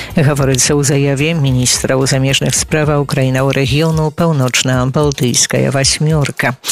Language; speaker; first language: Belarusian; native; Belarusian